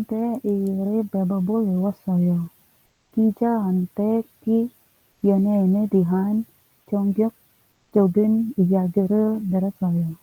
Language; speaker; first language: Korean; non-native, learner; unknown